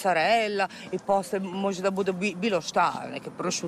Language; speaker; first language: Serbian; non-native, fluent; Italian